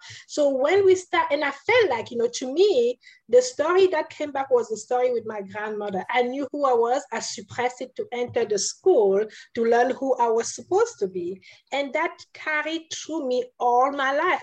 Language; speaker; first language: English; non-native, local second language; French